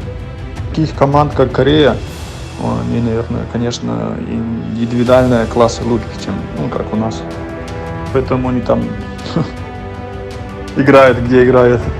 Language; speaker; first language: Russian; early bilingual, heritage; German